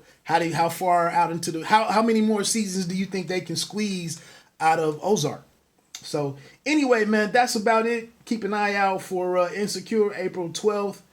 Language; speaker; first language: English; native; English